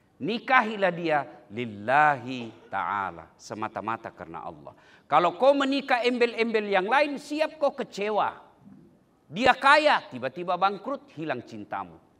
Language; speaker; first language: Indonesian; non-native, local second language; Buginese